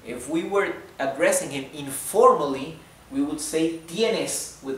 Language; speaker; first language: English; non-native, fluent; Spanish